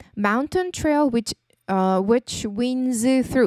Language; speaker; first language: English; non-native, fluent; Korean